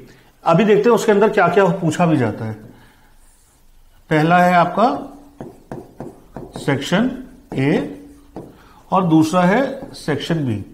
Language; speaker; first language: Hindi; native; Hindi